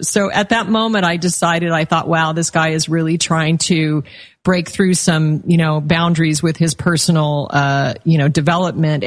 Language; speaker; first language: English; native; English